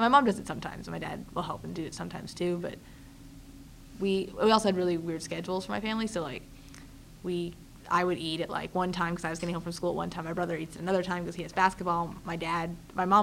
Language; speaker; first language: English; native; English